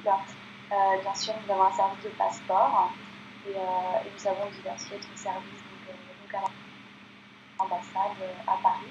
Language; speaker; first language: French; native; French